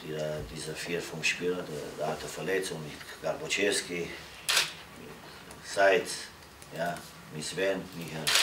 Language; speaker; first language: German; non-native, learner; Romanian